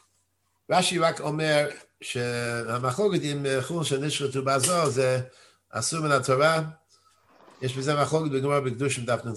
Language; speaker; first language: Hebrew; non-native, fluent; English